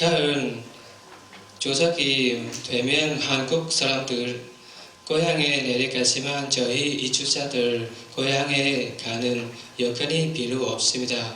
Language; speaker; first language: Korean; non-native, learner; Vietnamese